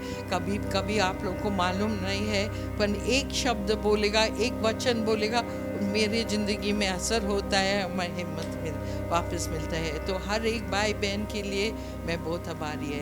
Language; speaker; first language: Hindi; non-native, local second language; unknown